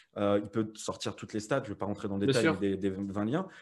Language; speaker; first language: French; native; French